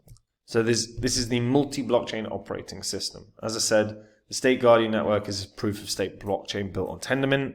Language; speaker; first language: English; native; English